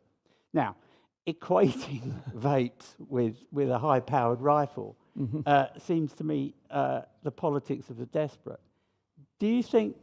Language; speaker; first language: English; native; English